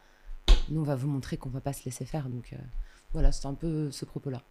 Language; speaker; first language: French; native; French